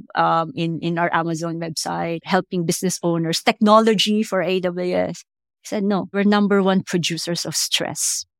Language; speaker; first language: English; non-native, local second language; Filipino